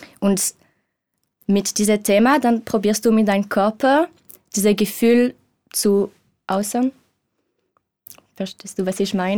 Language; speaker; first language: German; non-native, learner; French